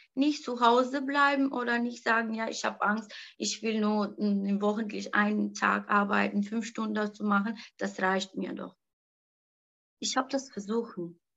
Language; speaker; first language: German; non-native, learner; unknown